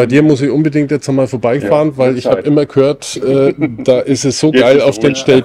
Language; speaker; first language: German; native; German